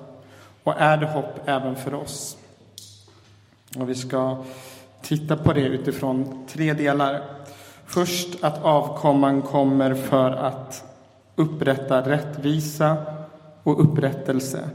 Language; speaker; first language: Swedish; native; Swedish